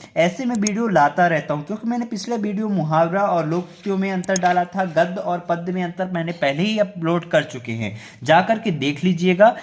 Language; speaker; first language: Hindi; native; Hindi